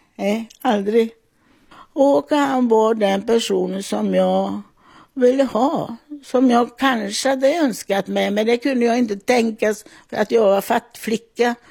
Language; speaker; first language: Swedish; non-native, fluent; Italian